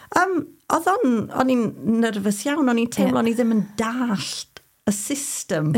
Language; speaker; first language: Welsh; non-native, fluent; English